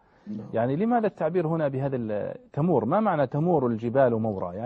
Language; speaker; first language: Arabic; native; Arabic